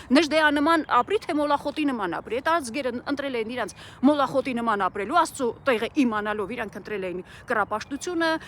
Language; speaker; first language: Armenian; native; Armenian